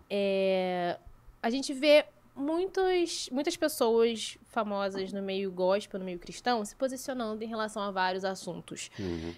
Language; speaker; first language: Portuguese; native; Portuguese